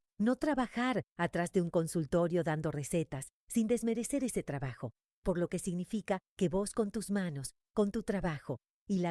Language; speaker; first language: Spanish; native; Spanish